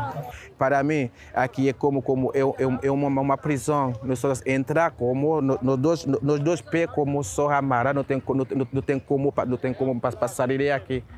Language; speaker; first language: Portuguese; non-native, learner; Haitian Creole